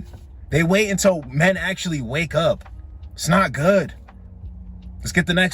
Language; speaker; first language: English; native; English